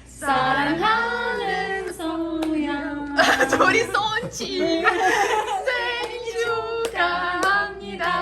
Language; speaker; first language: Korean; non-native, fluent; Ukrainian